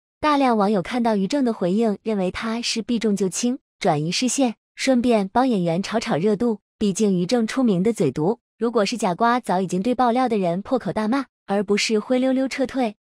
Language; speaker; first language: Chinese; native; Chinese